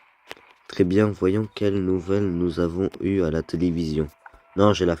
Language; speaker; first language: French; native; French